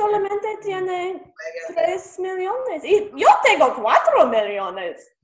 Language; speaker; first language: Spanish; non-native, learner; English